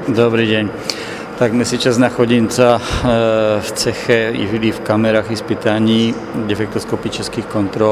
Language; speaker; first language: Russian; non-native, learner; Slovak